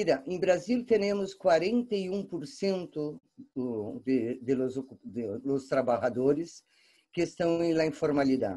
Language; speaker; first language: Spanish; non-native, fluent; Portuguese